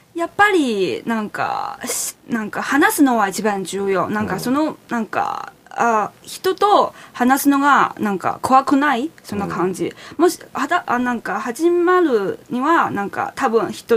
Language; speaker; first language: Japanese; non-native, fluent; Chinese